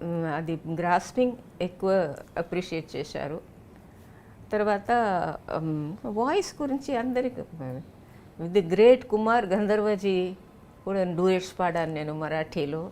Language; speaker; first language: Telugu; non-native, local second language; Tamil